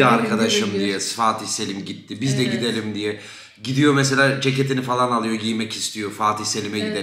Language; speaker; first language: Turkish; native; Turkish